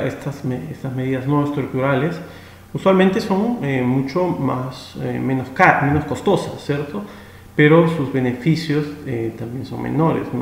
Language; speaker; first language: Spanish; native; Spanish